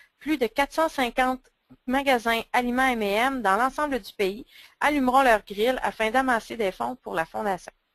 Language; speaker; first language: French; native; French